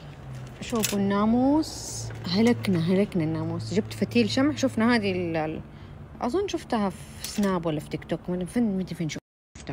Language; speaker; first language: Arabic; native; Arabic